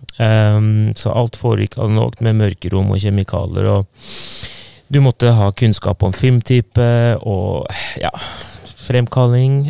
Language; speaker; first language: Norwegian; non-native, fluent; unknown